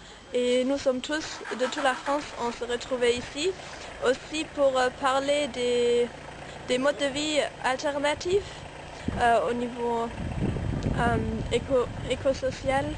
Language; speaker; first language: French; non-native, fluent; German